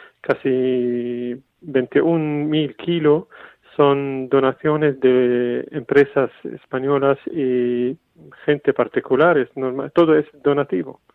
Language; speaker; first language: Spanish; non-native, fluent; Arabic